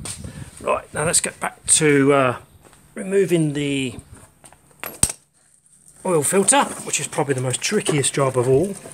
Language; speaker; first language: English; native; English